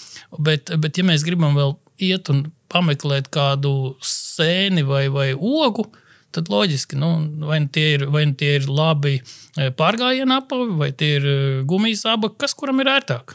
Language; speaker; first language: Latvian; native; Latvian